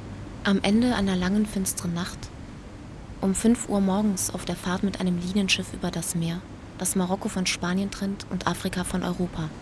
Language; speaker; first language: German; native; German